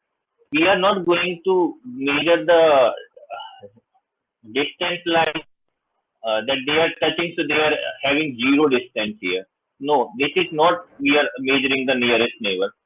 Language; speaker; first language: English; non-native, local second language; Hindi